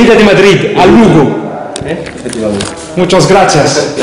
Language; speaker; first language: Spanish; non-native, learner; French